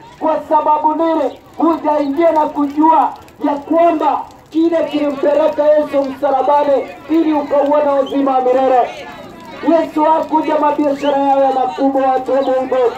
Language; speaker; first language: Swahili; non-native, local second language; Kikuyu